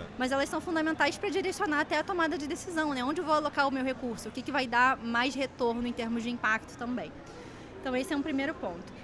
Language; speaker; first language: Portuguese; native; Portuguese